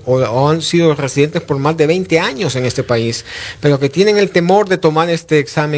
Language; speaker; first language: Spanish; native; Spanish